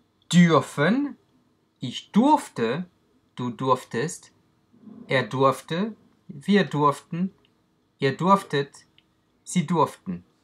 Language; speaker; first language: German; non-native, fluent; French